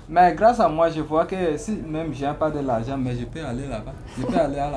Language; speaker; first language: French; non-native, learner; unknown